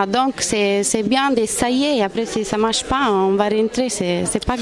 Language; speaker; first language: French; non-native, fluent; Italian